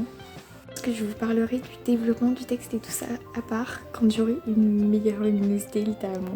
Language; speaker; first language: French; native; French